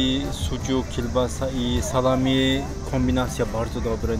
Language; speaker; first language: Polish; non-native, learner; Turkish